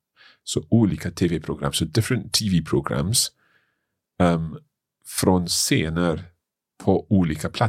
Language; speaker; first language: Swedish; non-native, learner; English